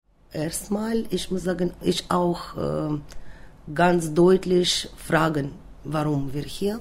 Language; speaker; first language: German; non-native, learner; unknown